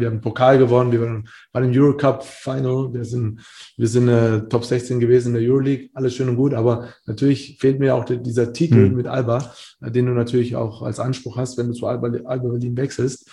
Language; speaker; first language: German; native; German